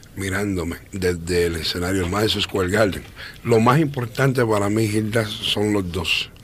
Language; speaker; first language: Spanish; early bilingual, heritage; Spanish